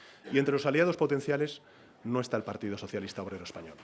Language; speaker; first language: Spanish; native; Spanish